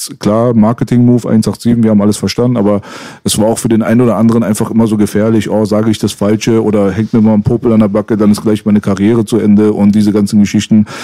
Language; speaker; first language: German; early bilingual, other home language; Persian